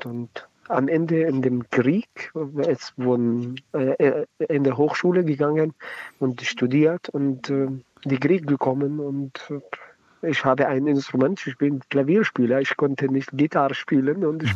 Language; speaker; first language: German; non-native, learner; Arabic